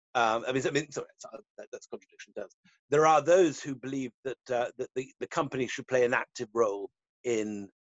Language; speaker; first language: English; native; English